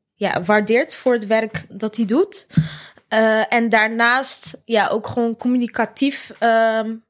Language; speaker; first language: Dutch; native; Dutch